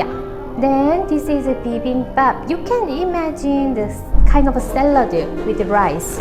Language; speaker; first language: English; non-native, learner; Korean